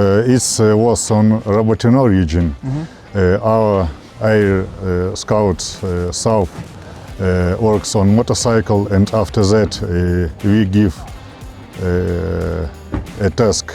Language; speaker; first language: English; non-native, learner; Ukrainian